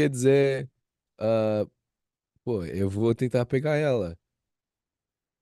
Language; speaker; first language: Portuguese; non-native, fluent; English